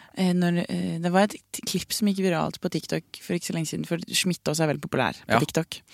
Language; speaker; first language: Norwegian; native; Norwegian